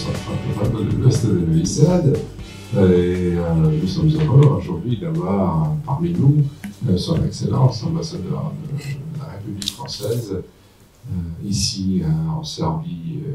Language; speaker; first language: French; non-native, fluent; Serbian